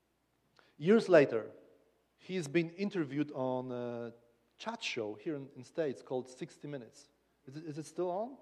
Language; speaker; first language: English; non-native, fluent; Polish